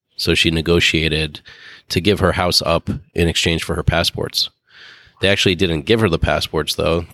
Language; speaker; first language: English; native; English